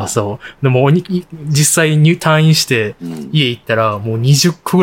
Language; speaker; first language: Japanese; native; Japanese